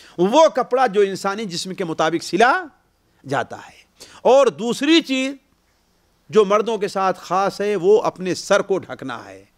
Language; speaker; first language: Urdu; native; Urdu